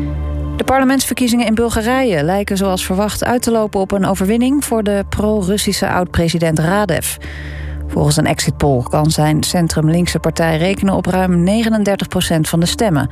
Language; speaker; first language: Dutch; native; Dutch